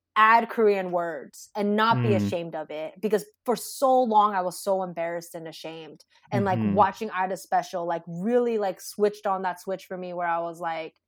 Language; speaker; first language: English; native; English